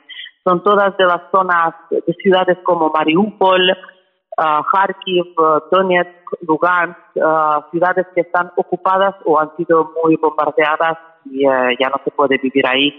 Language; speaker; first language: Spanish; non-native, fluent; Ukrainian